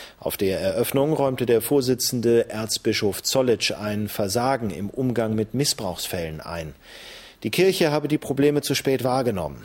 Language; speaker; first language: German; native; German